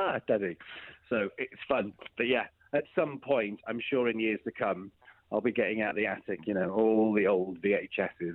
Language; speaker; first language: English; native; English